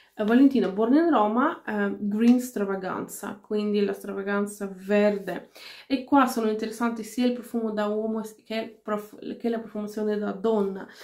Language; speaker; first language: Italian; non-native, fluent; Finnish